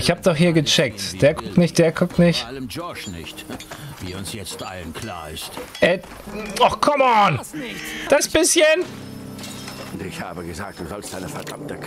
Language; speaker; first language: German; native; German